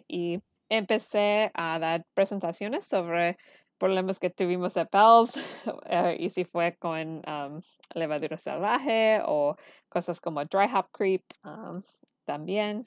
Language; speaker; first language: Spanish; early bilingual, heritage; Spanish